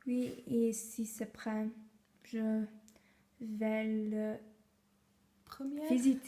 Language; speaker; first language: French; non-native, learner; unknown